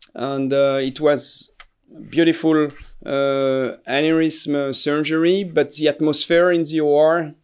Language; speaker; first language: English; non-native, fluent; French